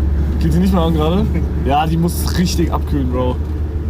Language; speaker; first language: German; native; German